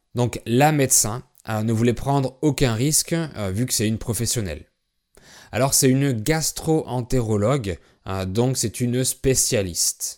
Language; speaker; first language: French; native; French